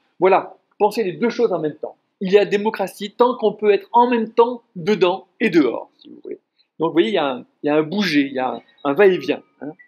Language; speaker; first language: French; native; French